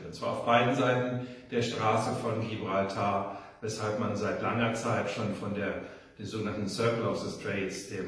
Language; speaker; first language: German; native; German